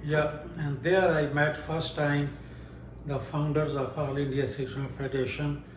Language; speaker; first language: English; non-native, local second language; Punjabi